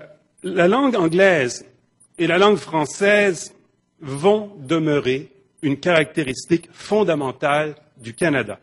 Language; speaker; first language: French; native; French